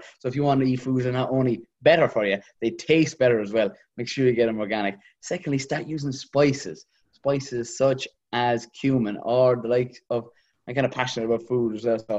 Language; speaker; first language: English; native; English